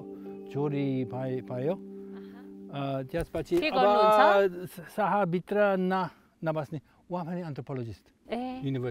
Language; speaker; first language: Nepali; non-native, learner; English